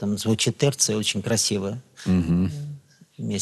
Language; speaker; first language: Russian; native; Russian